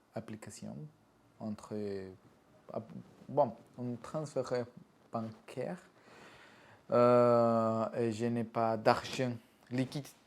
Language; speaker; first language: French; non-native, learner; Spanish